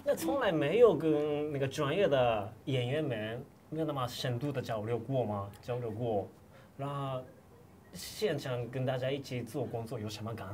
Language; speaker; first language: Chinese; non-native, fluent; Japanese